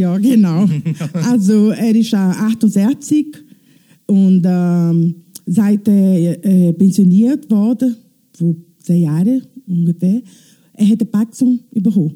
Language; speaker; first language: German; non-native, learner; Italian